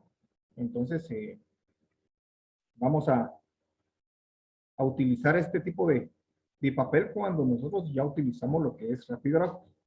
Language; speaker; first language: Spanish; native; Spanish